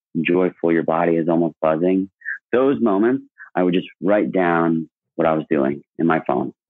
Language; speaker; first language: English; native; English